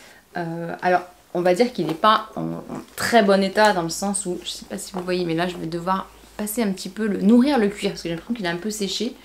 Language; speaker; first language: French; native; French